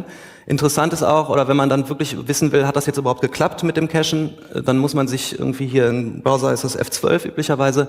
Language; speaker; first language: German; native; German